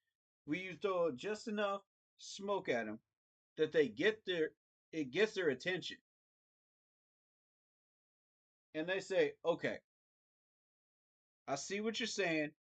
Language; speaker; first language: English; native; English